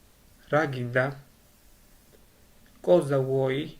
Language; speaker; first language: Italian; non-native, learner; Georgian